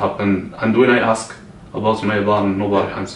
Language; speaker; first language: English; non-native, learner; Arabic